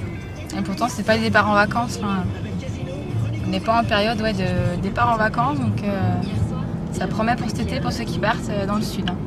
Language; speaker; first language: French; native; French